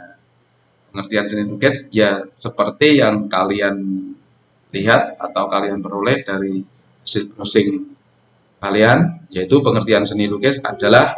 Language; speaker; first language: Indonesian; non-native, local second language; Javanese